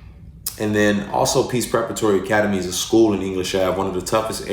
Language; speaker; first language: English; native; English